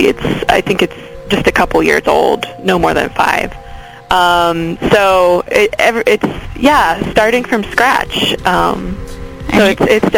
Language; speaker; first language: English; native; English